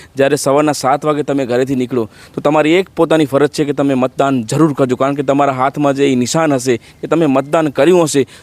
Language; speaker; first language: Gujarati; native; Gujarati